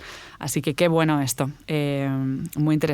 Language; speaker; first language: Spanish; native; Spanish